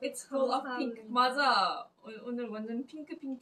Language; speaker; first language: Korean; early bilingual, heritage; Korean